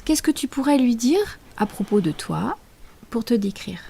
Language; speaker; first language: French; native; French